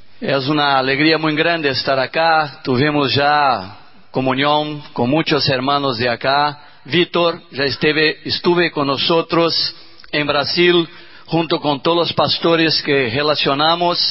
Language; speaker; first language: Spanish; non-native, learner; Portuguese